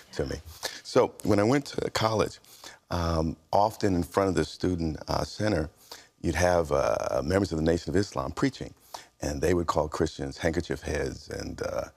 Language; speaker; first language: English; native; English